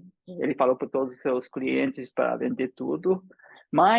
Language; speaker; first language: Portuguese; early bilingual, other home language; English